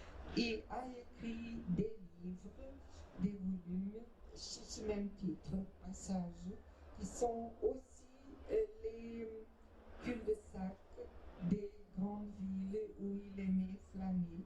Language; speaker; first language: French; non-native, fluent; Portuguese